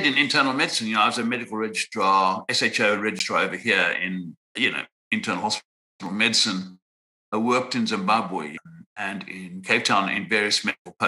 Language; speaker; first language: English; native; English